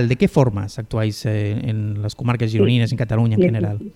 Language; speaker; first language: Spanish; native; Spanish